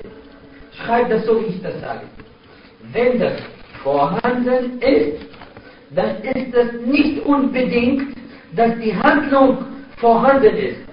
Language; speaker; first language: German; non-native, fluent; Arabic